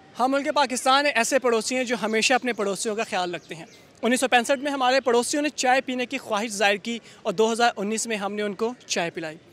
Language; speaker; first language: Urdu; native; Urdu